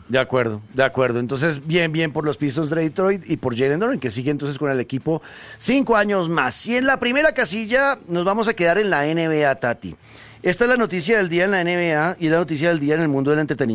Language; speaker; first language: Spanish; native; Spanish